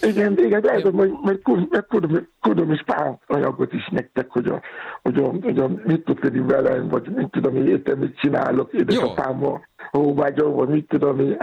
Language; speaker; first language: Hungarian; non-native, fluent; Yoruba